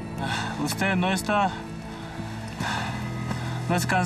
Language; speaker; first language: Spanish; non-native, learner; Korean